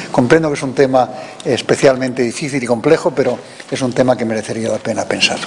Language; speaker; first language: Spanish; native; Spanish